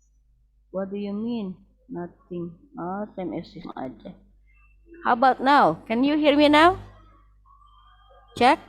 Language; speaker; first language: English; non-native, fluent; Indonesian